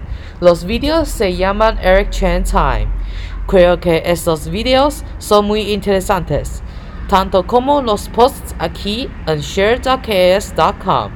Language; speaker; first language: Spanish; non-native, learner; Chinese